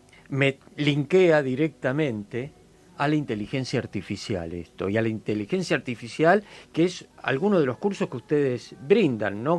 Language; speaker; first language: Spanish; native; Spanish